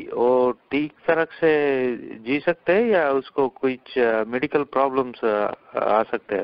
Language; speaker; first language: Hindi; non-native, local second language; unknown